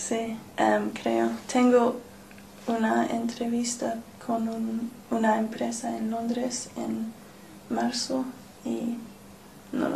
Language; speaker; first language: Spanish; non-native, learner; English